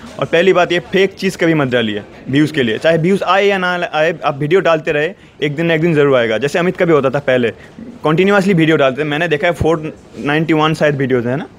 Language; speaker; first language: Hindi; native; Hindi